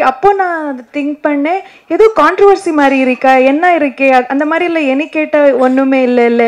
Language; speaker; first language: Tamil; non-native, learner; Kannada